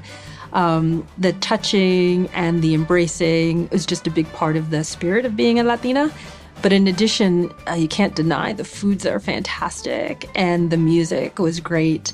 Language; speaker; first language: English; native; English